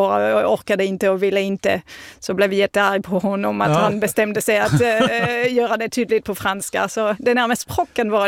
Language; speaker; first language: Swedish; non-native, fluent; French